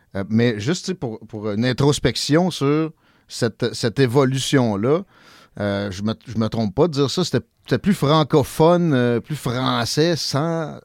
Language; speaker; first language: French; native; French